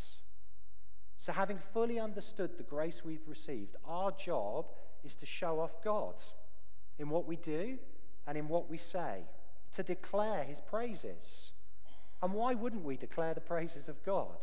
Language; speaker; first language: English; native; English